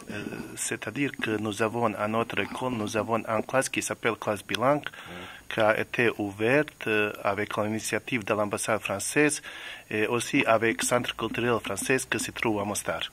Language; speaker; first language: French; non-native, learner; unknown